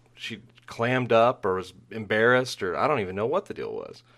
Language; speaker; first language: English; native; English